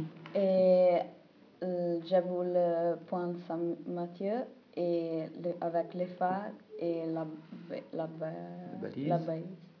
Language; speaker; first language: French; non-native, learner; Italian